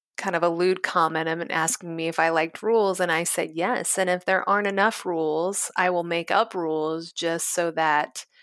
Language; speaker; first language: English; native; English